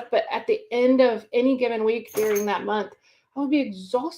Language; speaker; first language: English; native; English